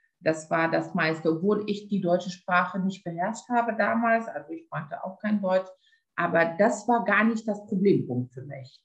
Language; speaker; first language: German; non-native, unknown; Lithuanian